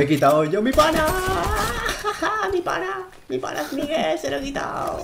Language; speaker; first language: Spanish; native; Spanish